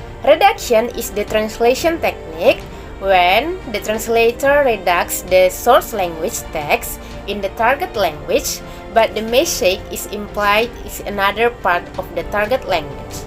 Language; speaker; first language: English; non-native, learner; Indonesian